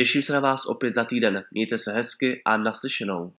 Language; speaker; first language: Czech; native; Czech